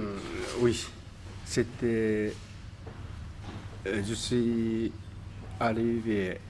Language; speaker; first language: French; non-native, learner; Japanese